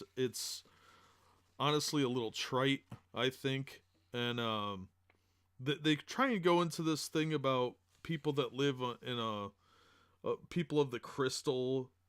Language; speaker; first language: English; native; English